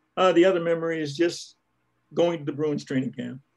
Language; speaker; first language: English; native; English